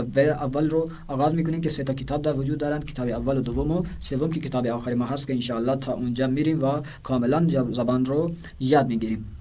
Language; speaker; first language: Persian; non-native, fluent; Urdu